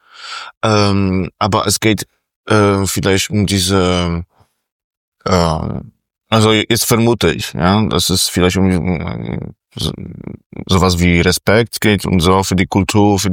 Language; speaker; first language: German; non-native, fluent; Polish